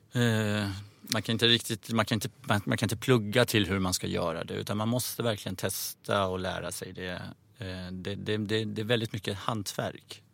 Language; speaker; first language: Swedish; early bilingual, other home language; Persian